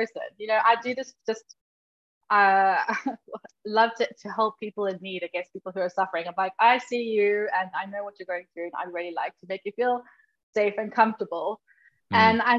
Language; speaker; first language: English; native; English